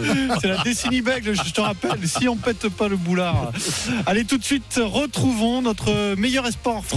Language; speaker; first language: French; native; French